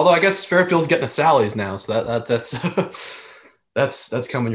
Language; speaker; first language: English; native; English